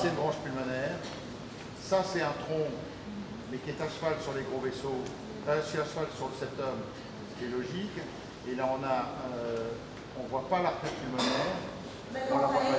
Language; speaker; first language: French; native; French